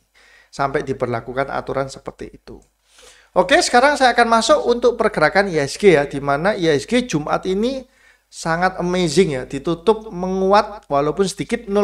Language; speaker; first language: Indonesian; native; Indonesian